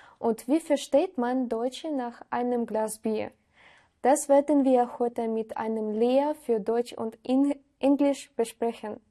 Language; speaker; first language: German; non-native, fluent; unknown